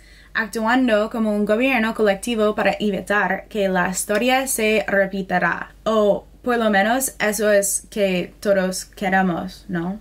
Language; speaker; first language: Spanish; non-native, fluent; English